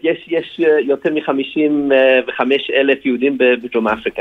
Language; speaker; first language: Hebrew; non-native, fluent; English